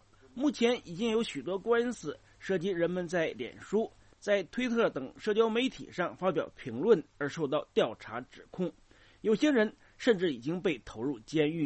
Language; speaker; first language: Chinese; native; Chinese